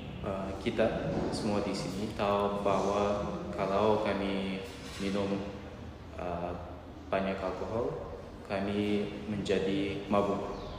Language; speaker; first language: Indonesian; non-native, learner; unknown